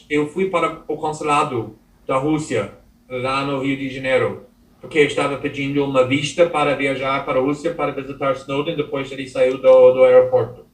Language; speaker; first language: Portuguese; non-native, fluent; English